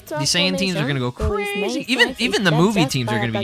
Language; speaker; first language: English; native; English